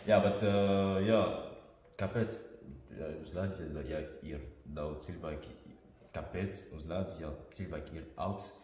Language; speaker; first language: Latvian; non-native, learner; French